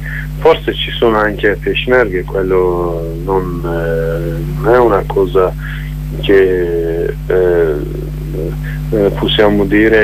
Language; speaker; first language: Italian; non-native, learner; Kurdish